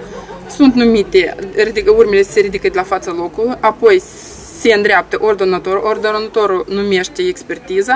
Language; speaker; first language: Romanian; non-native, local second language; Russian